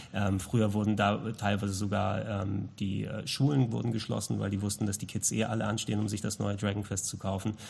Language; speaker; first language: German; non-native, local second language; Greek